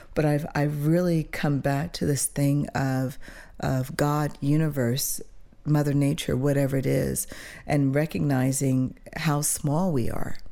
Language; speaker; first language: English; early bilingual, other home language; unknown